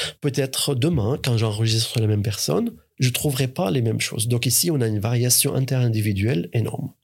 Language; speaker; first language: French; non-native, fluent; Arabic